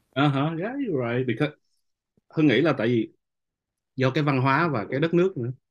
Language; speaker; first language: Vietnamese; native; Vietnamese